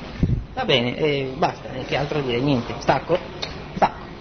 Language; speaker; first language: Italian; native; Italian